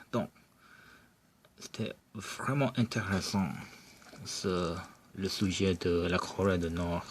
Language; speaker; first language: French; non-native, local second language; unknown